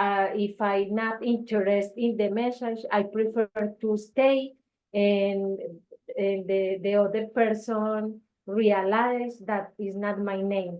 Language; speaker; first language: English; non-native, learner; Spanish